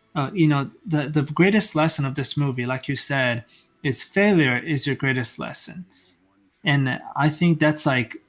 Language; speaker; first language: English; non-native, fluent; Italian